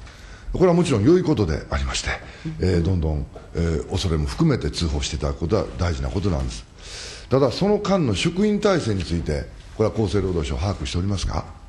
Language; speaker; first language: Japanese; native; Japanese